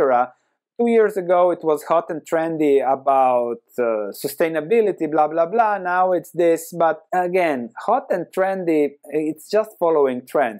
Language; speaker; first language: English; non-native, fluent; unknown